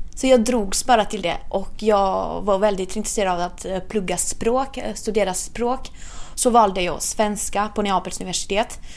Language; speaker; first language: Swedish; non-native, fluent; Italian